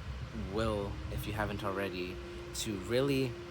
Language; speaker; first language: English; native; English